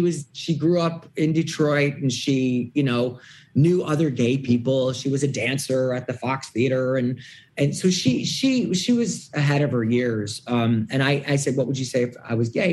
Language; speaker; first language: English; native; English